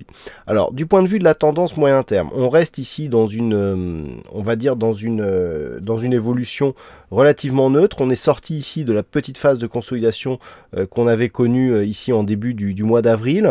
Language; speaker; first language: French; native; French